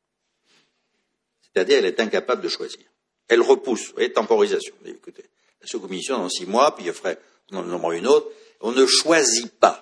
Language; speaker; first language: French; native; French